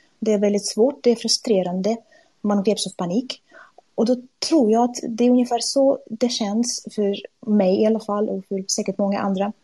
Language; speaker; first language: Swedish; non-native, fluent; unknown